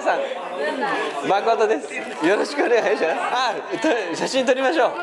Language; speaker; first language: Japanese; native; Japanese